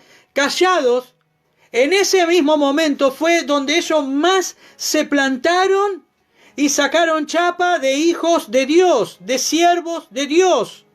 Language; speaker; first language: Spanish; native; Spanish